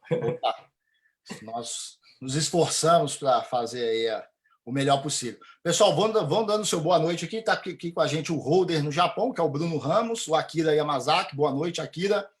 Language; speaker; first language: Portuguese; native; Portuguese